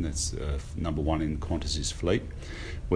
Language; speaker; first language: English; native; English